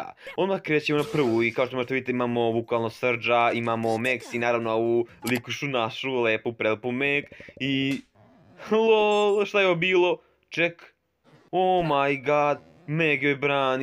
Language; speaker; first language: Serbian; native; Serbian